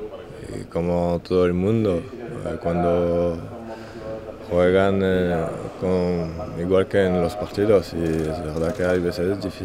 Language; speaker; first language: Spanish; non-native, fluent; French